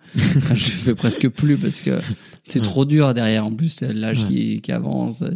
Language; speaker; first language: French; native; French